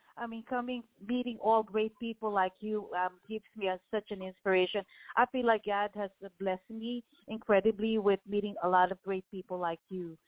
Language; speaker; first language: English; non-native, local second language; Filipino